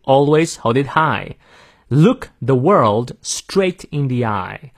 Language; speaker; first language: English; non-native, fluent; Chinese